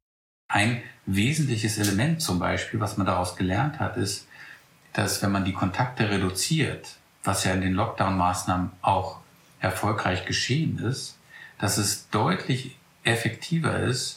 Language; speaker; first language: German; native; German